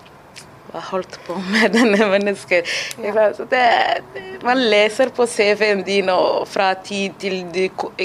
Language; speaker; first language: Norwegian; non-native, fluent; Somali